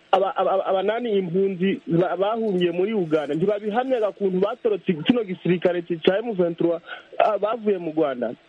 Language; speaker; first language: Kinyarwanda; native; Kinyarwanda